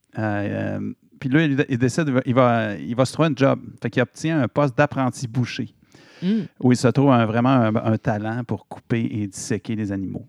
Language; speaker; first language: French; native; French